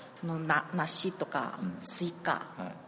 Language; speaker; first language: Japanese; non-native, learner; Chinese